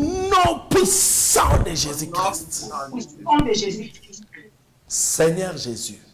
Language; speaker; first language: French; non-native, local second language; Lingala